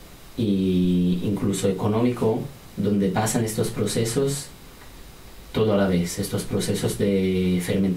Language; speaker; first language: Spanish; non-native, fluent; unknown